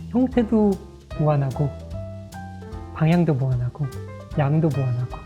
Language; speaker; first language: Korean; native; Korean